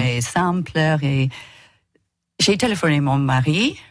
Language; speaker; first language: French; non-native, learner; English